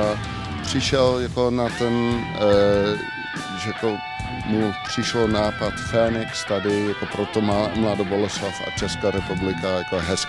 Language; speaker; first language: Czech; non-native, fluent; Dutch